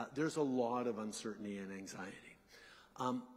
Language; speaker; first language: English; early bilingual, other home language; French